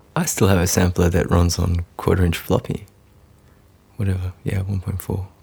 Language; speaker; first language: English; native; English